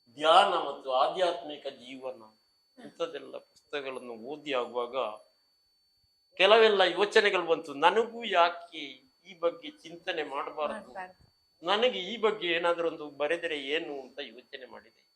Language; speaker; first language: Kannada; non-native, local second language; Marathi